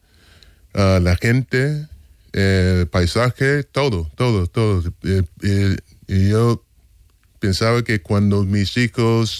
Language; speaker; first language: Spanish; non-native, fluent; English